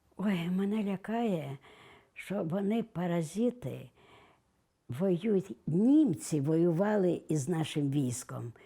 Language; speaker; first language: Ukrainian; non-native, local second language; Russian